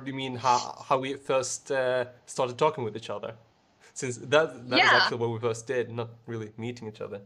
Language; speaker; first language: English; non-native, fluent; Swedish